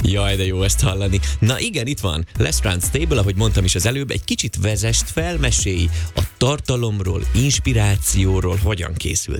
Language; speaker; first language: Hungarian; native; Hungarian